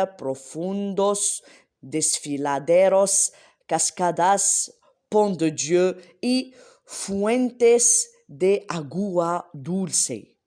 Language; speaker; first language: Spanish; non-native, learner; Arabic